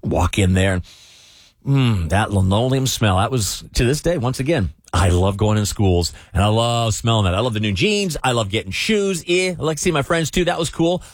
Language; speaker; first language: English; native; English